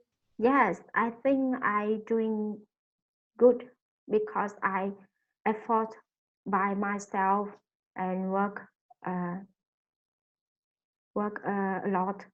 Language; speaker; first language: English; non-native, learner; Vietnamese